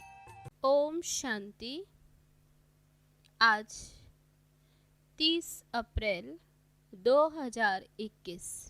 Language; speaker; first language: Hindi; native; Hindi